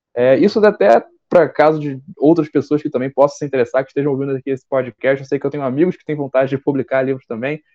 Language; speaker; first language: Portuguese; native; Portuguese